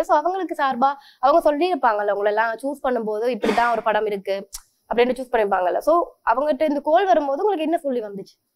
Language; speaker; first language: Tamil; native; Tamil